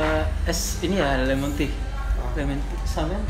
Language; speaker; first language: Indonesian; native; Indonesian